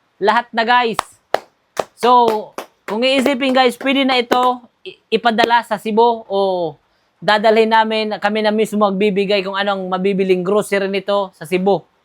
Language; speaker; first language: Filipino; non-native, local second language; Bikol